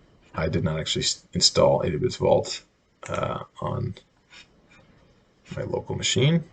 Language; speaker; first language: English; native; English